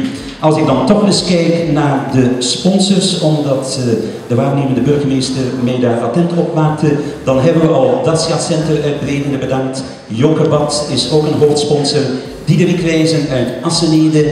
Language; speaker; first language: Dutch; native; Dutch